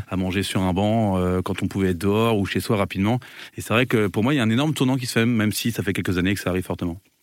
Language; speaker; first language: French; native; French